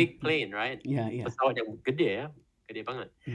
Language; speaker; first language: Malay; non-native, learner; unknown